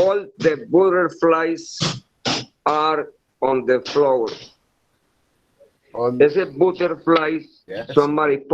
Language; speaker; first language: English; non-native, learner; Spanish